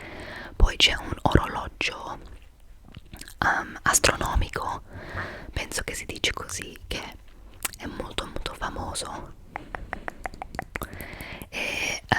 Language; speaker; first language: Italian; non-native, fluent; English